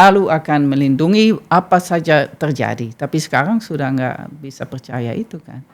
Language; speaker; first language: Indonesian; non-native, fluent; Dutch